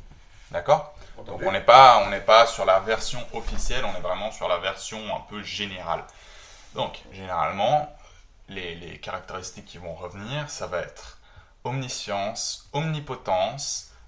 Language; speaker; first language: French; native; French